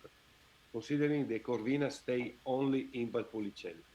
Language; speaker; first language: English; non-native, learner; Italian